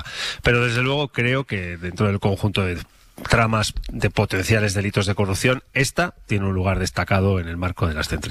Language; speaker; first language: Spanish; native; Spanish